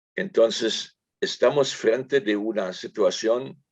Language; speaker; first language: Spanish; non-native, fluent; German